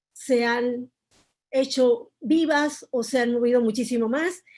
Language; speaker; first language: Spanish; native; Spanish